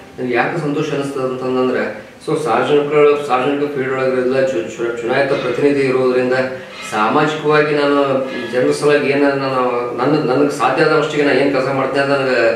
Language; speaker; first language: Kannada; native; Kannada